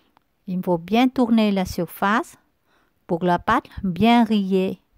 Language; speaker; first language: French; non-native, learner; Vietnamese